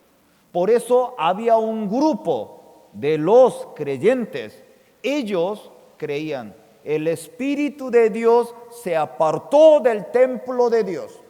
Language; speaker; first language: Spanish; non-native, fluent; Korean